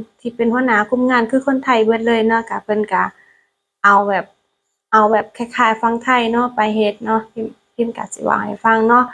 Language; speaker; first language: Thai; non-native, learner; Lao